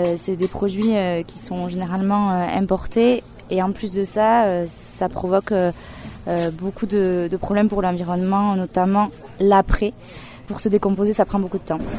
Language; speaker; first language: French; early bilingual, other home language; Spanish